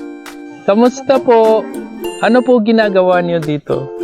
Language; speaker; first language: Filipino; non-native, learner; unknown